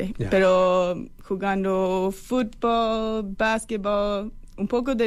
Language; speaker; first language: Spanish; non-native, fluent; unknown